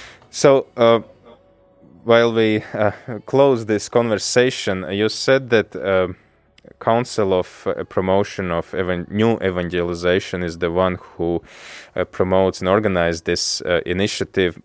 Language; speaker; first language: English; non-native, fluent; Latvian